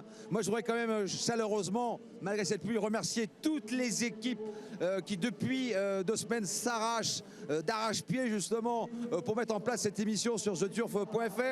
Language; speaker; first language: French; native; French